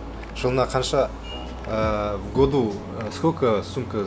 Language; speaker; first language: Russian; non-native, local second language; Kazakh